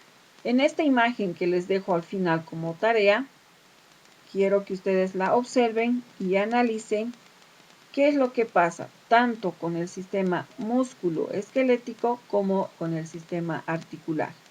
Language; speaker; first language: Spanish; native; Spanish